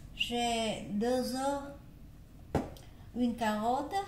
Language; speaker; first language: French; non-native, learner; Vietnamese